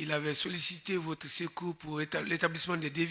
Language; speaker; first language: French; native; French